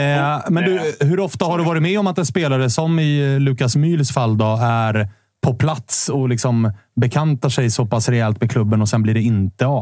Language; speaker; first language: Swedish; native; Swedish